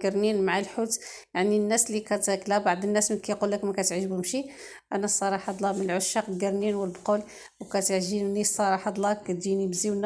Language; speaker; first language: Arabic; native; Arabic